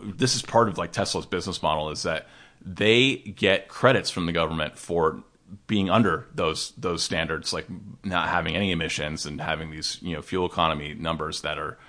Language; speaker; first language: English; native; English